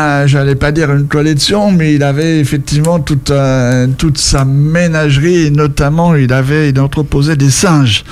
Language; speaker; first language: French; native; French